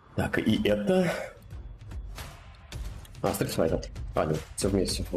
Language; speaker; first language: Russian; native; Russian